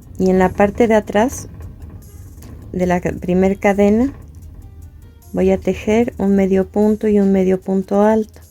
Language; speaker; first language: Spanish; native; Spanish